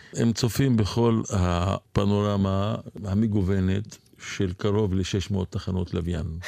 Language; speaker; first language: Hebrew; non-native, local second language; Arabic